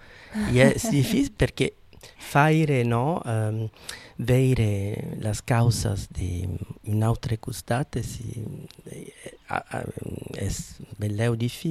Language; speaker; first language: French; non-native, fluent; Italian